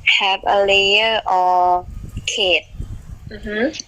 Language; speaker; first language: English; non-native, learner; Thai